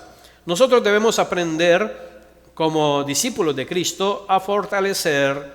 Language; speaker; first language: Spanish; native; Spanish